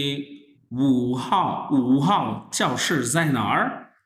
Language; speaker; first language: Chinese; non-native, fluent; Urdu